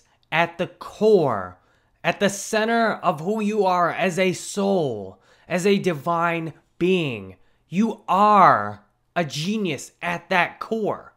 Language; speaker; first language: English; native; English